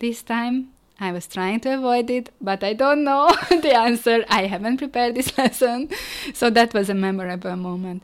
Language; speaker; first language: English; non-native, fluent; Hungarian